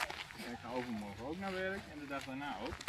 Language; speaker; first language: Dutch; native; Dutch